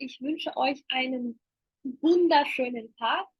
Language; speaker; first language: German; non-native, fluent; Ukrainian